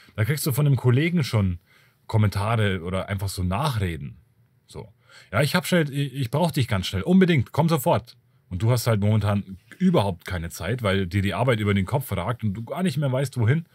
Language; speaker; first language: German; native; German